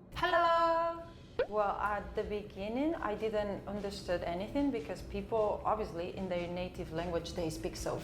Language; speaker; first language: English; non-native, fluent; Spanish